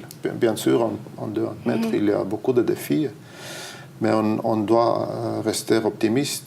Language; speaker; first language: French; non-native, fluent; Estonian